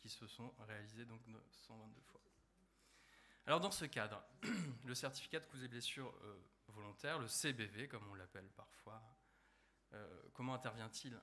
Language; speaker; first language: French; native; French